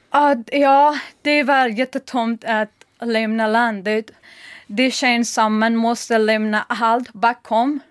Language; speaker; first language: Swedish; non-native, learner; Persian